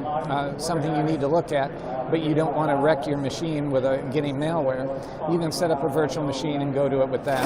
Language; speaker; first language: English; native; English